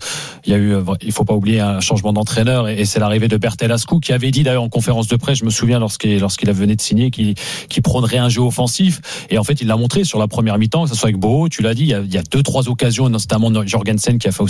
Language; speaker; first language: French; native; French